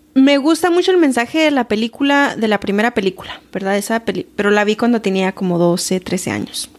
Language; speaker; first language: Spanish; early bilingual, heritage; Spanish